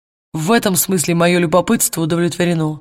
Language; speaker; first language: Russian; native; Russian